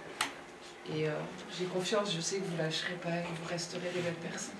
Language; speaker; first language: French; native; French